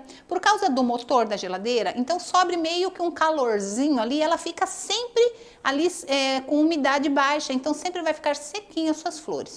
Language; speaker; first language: Portuguese; native; Portuguese